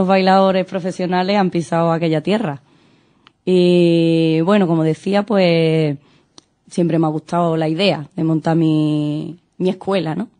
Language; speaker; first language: Spanish; native; Spanish